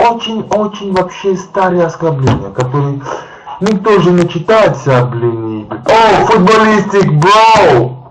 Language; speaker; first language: Russian; non-native, learner; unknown